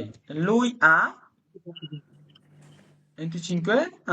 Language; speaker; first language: Italian; non-native, fluent; Bangla